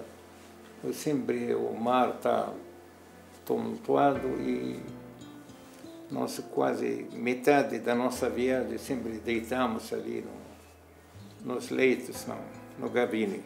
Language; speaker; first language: Portuguese; non-native, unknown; Arabic